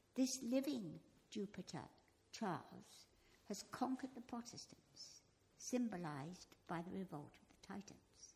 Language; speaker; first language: English; native; English